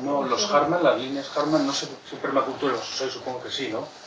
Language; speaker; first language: Spanish; native; Spanish